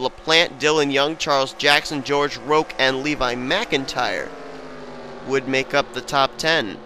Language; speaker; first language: English; native; English